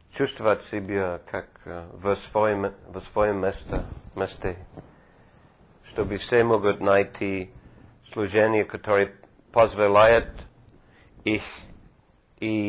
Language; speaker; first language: Russian; non-native, fluent; English